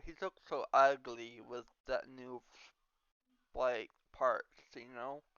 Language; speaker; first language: English; non-native, learner; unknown